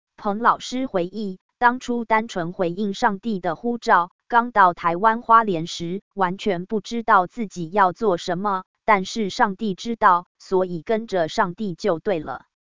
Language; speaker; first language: Chinese; native; Chinese